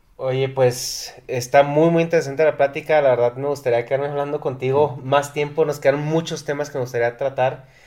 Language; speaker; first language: Spanish; native; Spanish